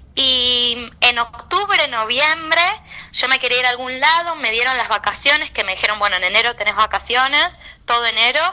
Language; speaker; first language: Spanish; native; Spanish